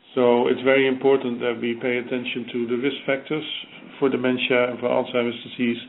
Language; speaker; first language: English; non-native, fluent; Dutch